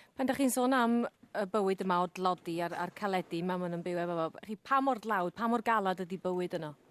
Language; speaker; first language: Welsh; native; Welsh